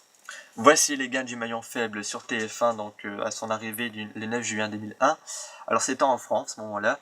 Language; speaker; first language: French; native; French